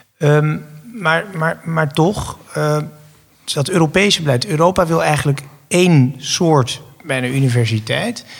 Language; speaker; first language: Dutch; native; Dutch